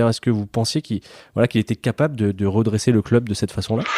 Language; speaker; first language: French; native; French